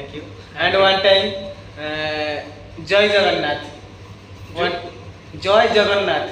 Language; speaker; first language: English; non-native, learner; Odia